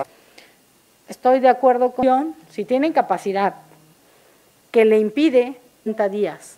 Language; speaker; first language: Spanish; native; Spanish